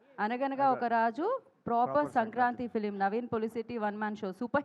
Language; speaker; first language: Telugu; native; Telugu